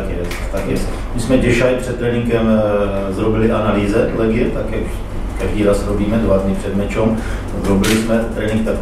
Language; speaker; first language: Polish; non-native, learner; Czech